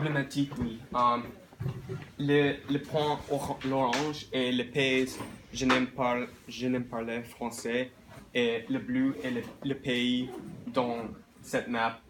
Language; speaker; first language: French; non-native, learner; English